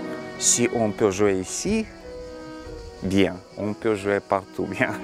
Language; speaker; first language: French; non-native, learner; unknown